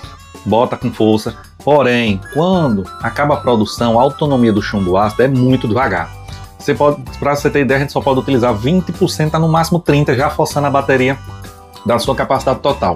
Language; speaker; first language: Portuguese; native; Portuguese